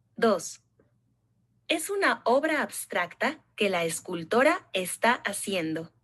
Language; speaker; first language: Spanish; non-native, learner; English